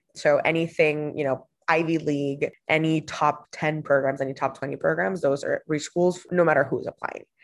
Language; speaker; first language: English; non-native, fluent; Spanish